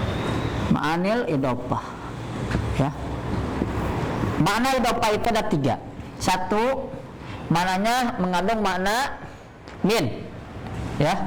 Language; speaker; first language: Indonesian; native; Indonesian